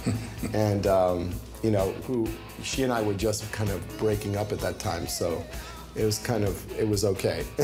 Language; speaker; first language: English; native; English